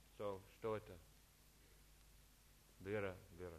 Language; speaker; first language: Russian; non-native, learner; English